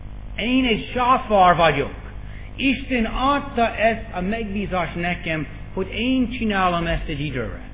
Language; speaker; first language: Hungarian; non-native, fluent; English